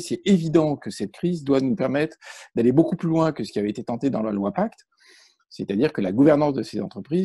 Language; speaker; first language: French; native; French